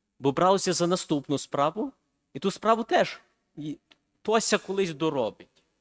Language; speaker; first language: Ukrainian; early bilingual, heritage; Ukrainian